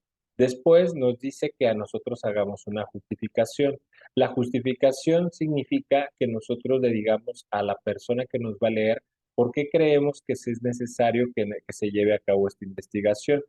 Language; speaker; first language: Spanish; native; Spanish